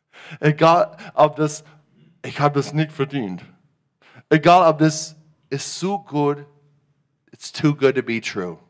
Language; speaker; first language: German; non-native, learner; English